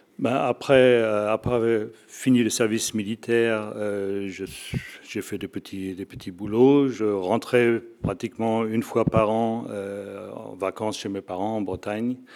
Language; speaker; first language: French; native; French